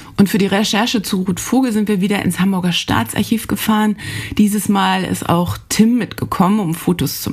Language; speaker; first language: German; native; German